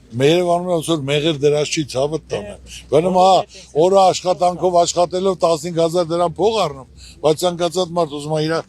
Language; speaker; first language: Armenian; native; Armenian